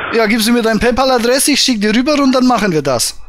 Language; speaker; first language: German; native; German